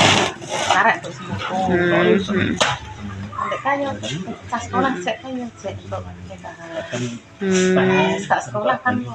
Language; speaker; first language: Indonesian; non-native, local second language; Javanese